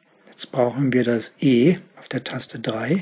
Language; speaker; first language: German; native; German